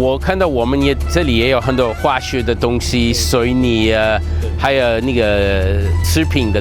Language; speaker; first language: Chinese; non-native, fluent; English